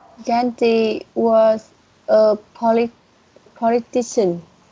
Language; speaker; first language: English; non-native, learner; Vietnamese